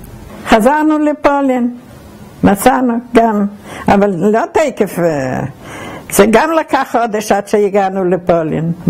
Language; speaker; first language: Hebrew; non-native, fluent; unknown